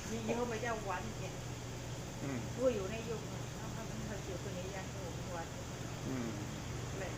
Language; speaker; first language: Chinese; non-native, learner; Vietnamese